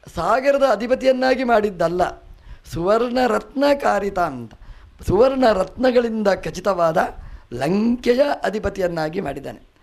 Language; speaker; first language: Kannada; non-native, local second language; Tulu